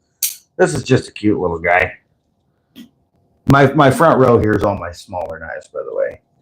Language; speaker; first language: English; native; English